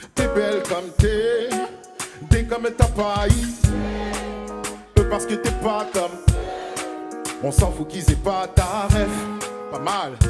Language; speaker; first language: French; native; French